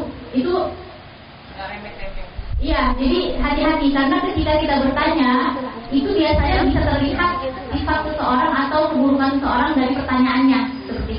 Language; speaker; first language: Indonesian; native; Indonesian